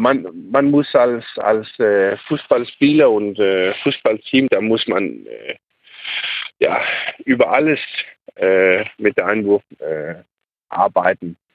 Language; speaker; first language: German; non-native, learner; Danish